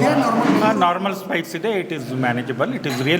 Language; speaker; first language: Kannada; native; Kannada